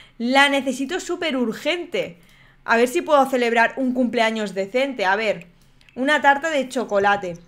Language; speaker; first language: Spanish; native; Spanish